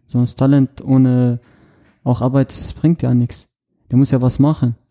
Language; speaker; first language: German; non-native, learner; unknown